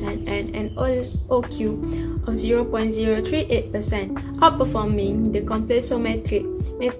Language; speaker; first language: English; non-native, local second language; Malay